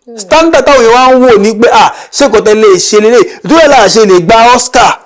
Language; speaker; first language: Yoruba; non-native, local second language; Igbo